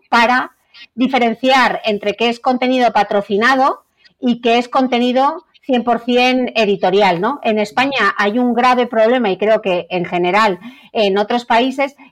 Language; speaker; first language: Spanish; native; Spanish